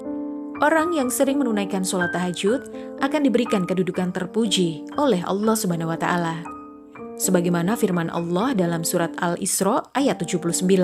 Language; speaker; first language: Indonesian; native; Indonesian